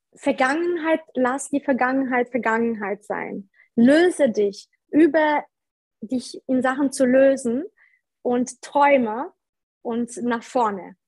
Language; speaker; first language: German; early bilingual, other home language; Polish